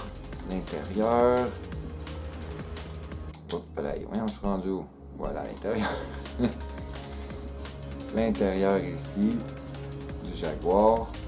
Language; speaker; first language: French; native; French